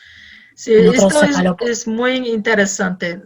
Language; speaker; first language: Spanish; non-native, learner; Portuguese